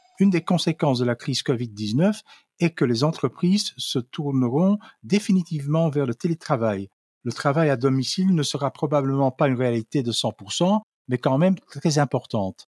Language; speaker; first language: French; non-native, local second language; Dutch